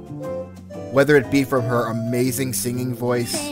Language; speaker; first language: English; native; English